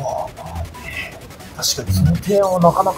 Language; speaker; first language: Japanese; native; Japanese